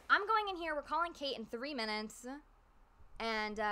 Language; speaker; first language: English; native; English